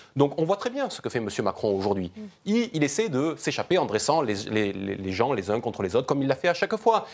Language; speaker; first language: French; native; French